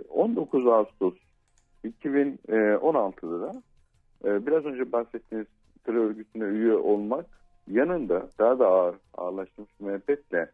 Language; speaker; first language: Turkish; native; Turkish